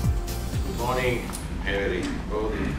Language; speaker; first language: English; non-native, learner; Italian